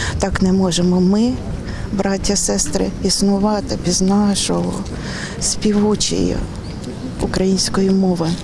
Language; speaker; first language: Ukrainian; non-native, local second language; Russian